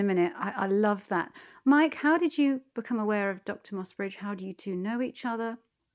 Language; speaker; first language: English; native; English